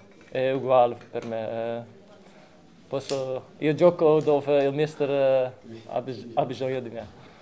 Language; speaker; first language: Italian; non-native, learner; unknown